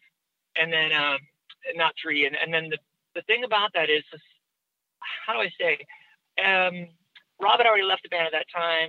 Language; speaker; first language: English; native; English